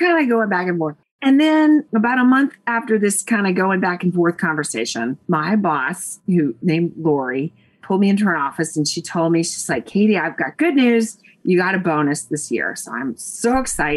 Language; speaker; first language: English; native; English